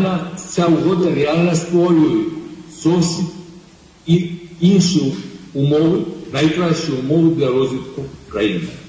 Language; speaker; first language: Ukrainian; non-native, fluent; Georgian